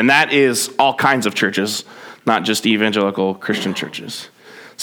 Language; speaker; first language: English; native; English